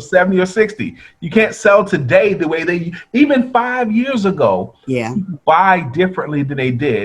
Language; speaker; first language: English; native; English